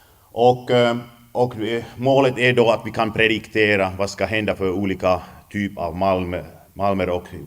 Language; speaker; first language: Swedish; non-native, fluent; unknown